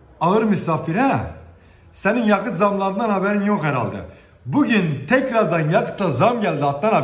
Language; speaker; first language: Turkish; native; Turkish